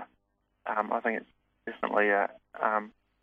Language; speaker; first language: English; native; English